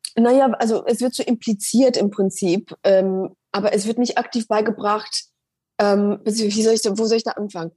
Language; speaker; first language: German; early bilingual, other home language; Polish